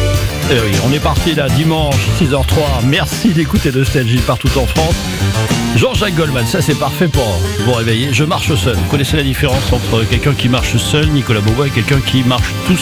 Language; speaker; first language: French; native; French